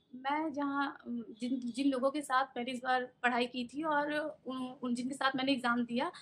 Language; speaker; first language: Hindi; native; Hindi